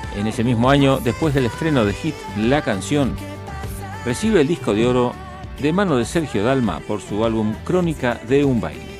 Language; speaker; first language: Spanish; native; Spanish